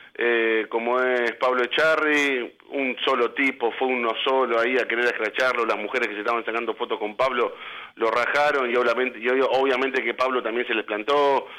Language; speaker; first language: Spanish; native; Spanish